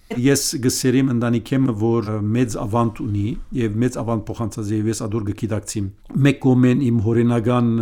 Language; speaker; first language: Armenian; early bilingual, heritage; Armenian